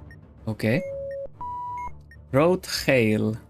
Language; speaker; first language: Dutch; non-native, learner; Swedish